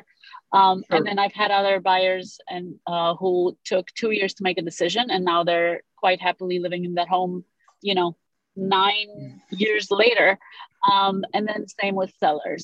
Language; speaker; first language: English; non-native, fluent; Romanian